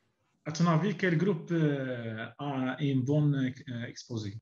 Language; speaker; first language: French; non-native, learner; Arabic